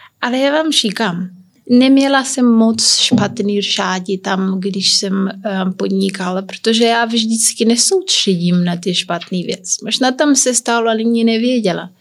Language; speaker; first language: Czech; non-native, learner; Kabuverdianu